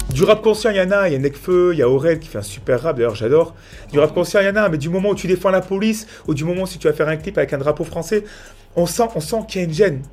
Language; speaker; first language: French; native; French